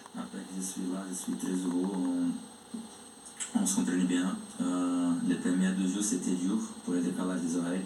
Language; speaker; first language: French; non-native, learner; Portuguese